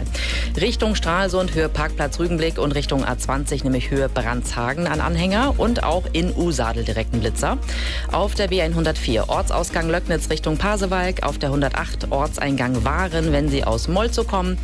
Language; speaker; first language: German; native; German